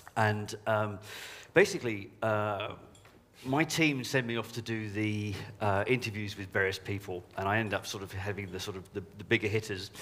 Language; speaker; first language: English; native; English